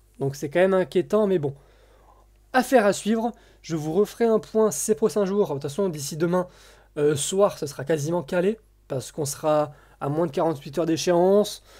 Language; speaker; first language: French; native; French